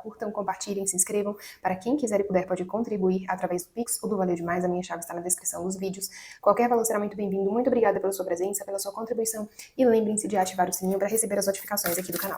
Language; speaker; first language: Portuguese; native; Portuguese